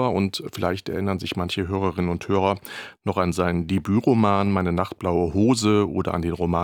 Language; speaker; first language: German; native; German